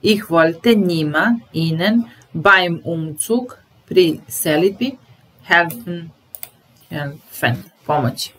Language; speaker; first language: German; non-native, fluent; Serbian